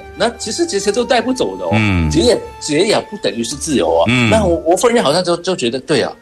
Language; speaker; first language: Chinese; non-native, local second language; Cantonese